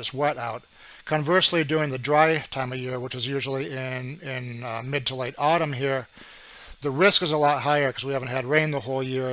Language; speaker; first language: English; native; English